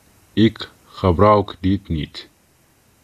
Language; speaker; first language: Dutch; non-native, fluent; Tigrinya